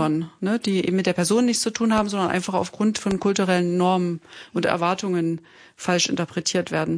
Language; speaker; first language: German; native; German